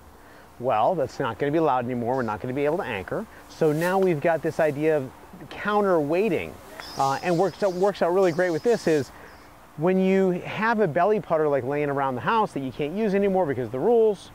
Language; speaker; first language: English; native; English